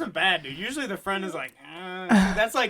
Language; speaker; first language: English; native; English